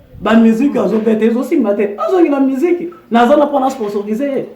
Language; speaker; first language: Lingala; native; Lingala